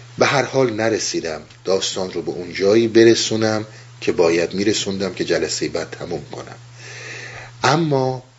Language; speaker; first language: Persian; native; Persian